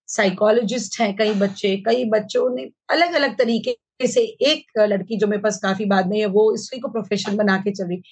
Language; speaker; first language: Hindi; native; Hindi